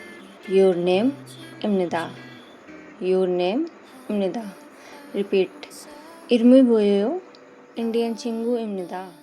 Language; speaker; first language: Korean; non-native, learner; Hindi